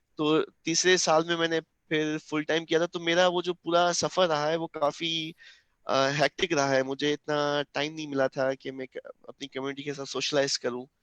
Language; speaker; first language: Urdu; non-native, local second language; Sindhi